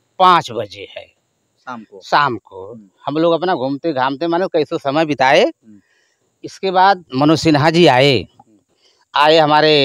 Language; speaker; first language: Hindi; native; Hindi